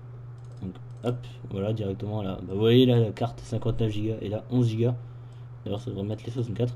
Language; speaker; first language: French; native; French